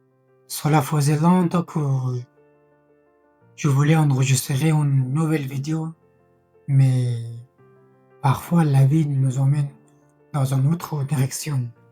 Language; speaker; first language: French; non-native, fluent; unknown